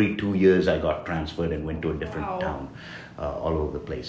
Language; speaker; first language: English; non-native, local second language; Tamil